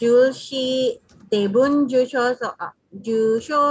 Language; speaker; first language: Korean; non-native, learner; English